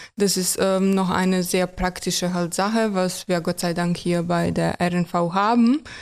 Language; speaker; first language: German; non-native, fluent; Croatian